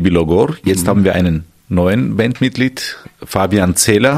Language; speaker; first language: German; non-native, fluent; Armenian